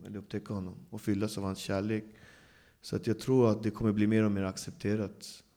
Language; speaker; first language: Swedish; native; Swedish